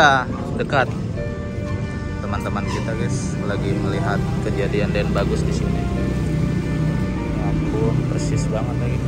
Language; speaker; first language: Indonesian; native; Indonesian